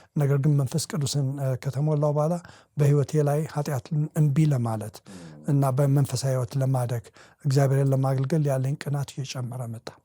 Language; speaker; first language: Amharic; native; Amharic